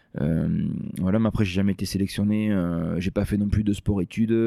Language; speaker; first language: French; native; French